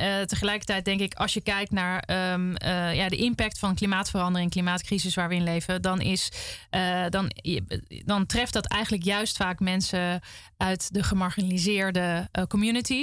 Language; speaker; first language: Dutch; native; Dutch